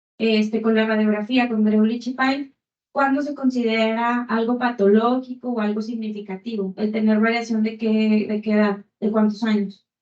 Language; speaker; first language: Spanish; native; Spanish